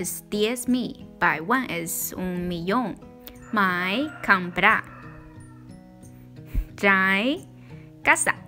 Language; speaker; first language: Spanish; non-native, learner; Chinese